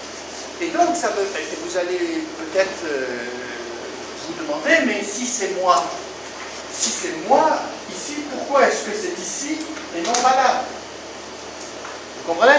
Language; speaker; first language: French; native; French